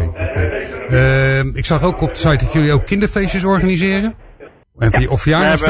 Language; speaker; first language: Dutch; native; Dutch